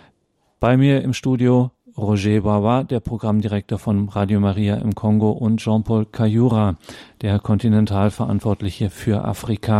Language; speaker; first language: German; native; German